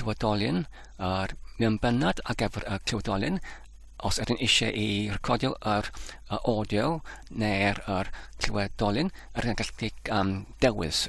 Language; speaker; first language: Welsh; non-native, learner; Polish